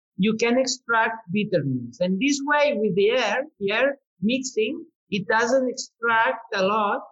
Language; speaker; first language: English; non-native, fluent; Spanish